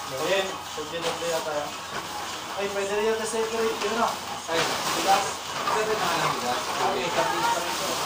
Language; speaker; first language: Filipino; native; Filipino